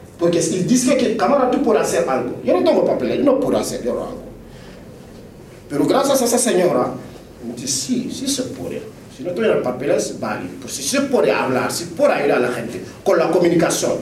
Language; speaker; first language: Spanish; non-native, learner; Fula